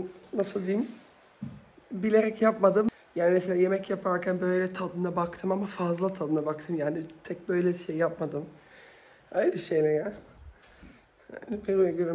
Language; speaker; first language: Turkish; early bilingual, heritage; Turkish